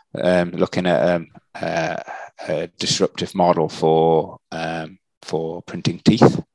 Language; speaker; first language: English; native; English